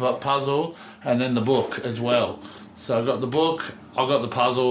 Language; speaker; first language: English; native; English